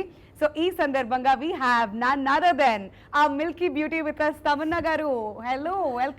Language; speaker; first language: Telugu; native; Telugu